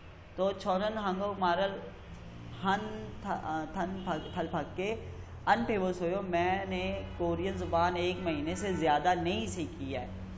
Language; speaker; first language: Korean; non-native, learner; Urdu